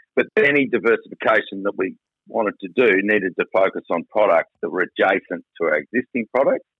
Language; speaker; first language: English; native; English